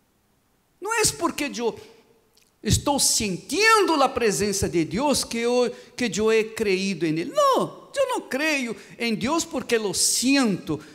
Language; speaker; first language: Portuguese; non-native, fluent; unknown